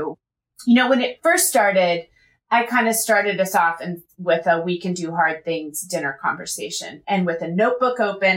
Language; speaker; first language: English; native; English